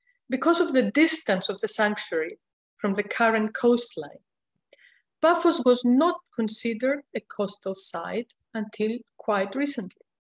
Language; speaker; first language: English; non-native, fluent; Greek